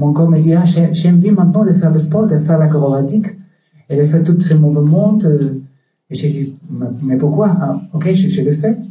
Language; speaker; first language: French; non-native, learner; Spanish